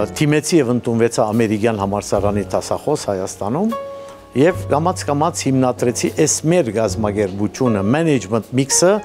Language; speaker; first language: Armenian; early bilingual, heritage; Armenian